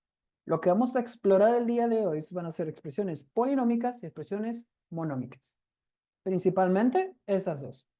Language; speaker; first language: Spanish; native; Spanish